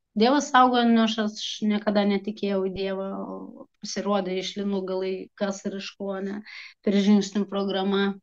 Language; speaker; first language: Lithuanian; non-native, local second language; Russian